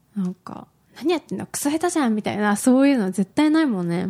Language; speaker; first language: Japanese; native; Japanese